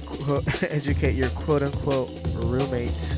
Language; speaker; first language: English; native; English